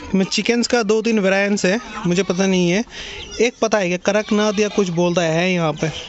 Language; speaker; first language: Hindi; non-native, local second language; Assamese